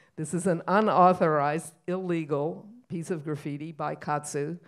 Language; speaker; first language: English; native; English